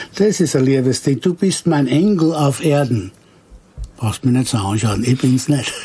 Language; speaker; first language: German; native; German